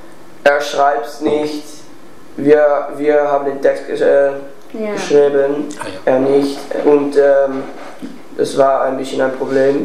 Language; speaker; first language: German; non-native, learner; Dutch